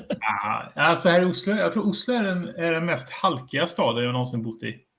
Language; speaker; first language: Swedish; native; Swedish